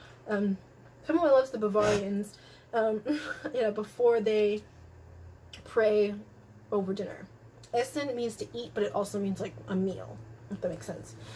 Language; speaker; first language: English; native; English